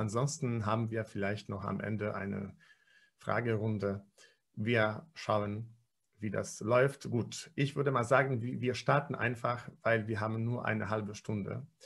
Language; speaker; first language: German; non-native, fluent; Polish